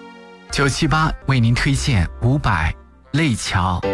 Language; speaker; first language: Chinese; native; Chinese